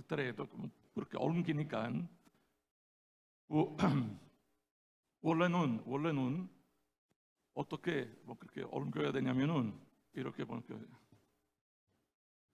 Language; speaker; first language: Korean; non-native, fluent; Italian